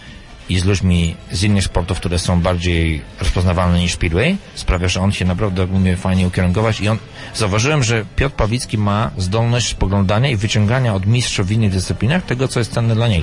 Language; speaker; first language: Polish; native; Polish